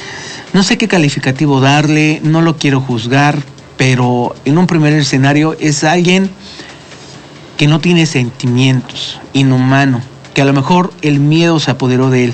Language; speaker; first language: Spanish; native; Spanish